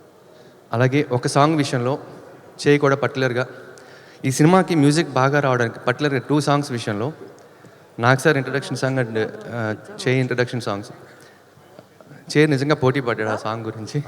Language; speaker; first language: Telugu; native; Telugu